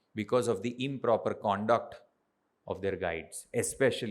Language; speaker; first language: English; non-native, local second language; Gujarati